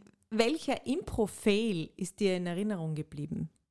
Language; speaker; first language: German; native; German